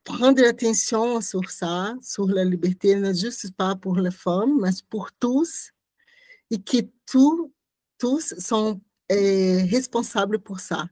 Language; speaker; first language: French; non-native, learner; Portuguese